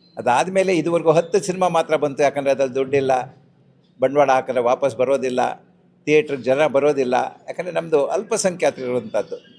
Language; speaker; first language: Kannada; non-native, local second language; Konkani